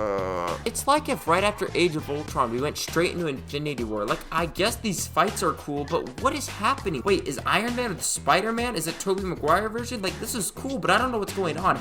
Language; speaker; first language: English; native; English